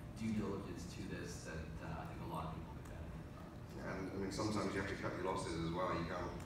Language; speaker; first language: English; native; English